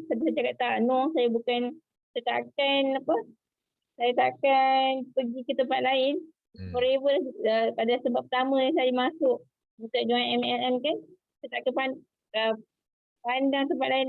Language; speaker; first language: Malay; native; Malay